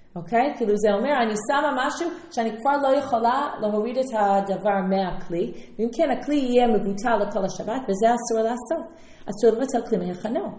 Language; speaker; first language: Hebrew; non-native, fluent; English